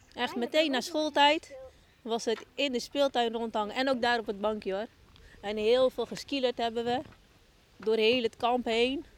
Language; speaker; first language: Dutch; native; Dutch